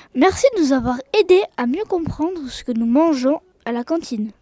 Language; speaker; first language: French; native; French